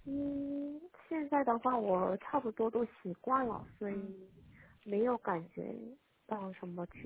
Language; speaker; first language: Chinese; non-native, learner; Korean